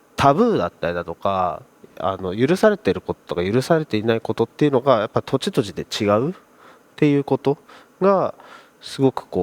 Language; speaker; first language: Japanese; native; Japanese